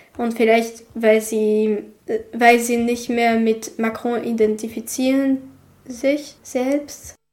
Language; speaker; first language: German; non-native, fluent; French